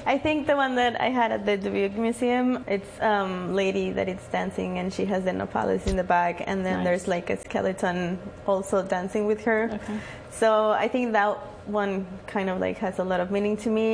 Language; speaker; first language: English; non-native, fluent; Spanish